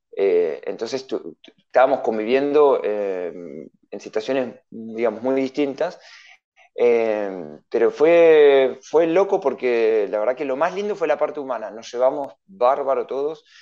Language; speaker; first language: Spanish; native; Spanish